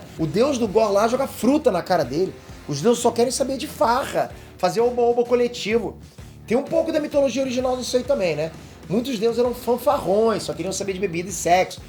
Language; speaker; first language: Portuguese; native; Portuguese